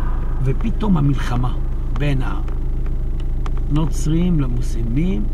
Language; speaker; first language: Hebrew; non-native, fluent; French